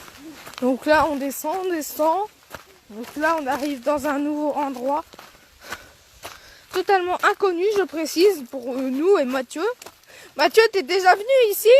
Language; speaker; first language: French; native; French